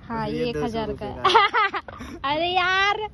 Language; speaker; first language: Hindi; native; Hindi